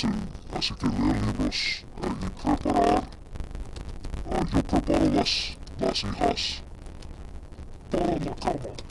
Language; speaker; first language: Spanish; non-native, fluent; English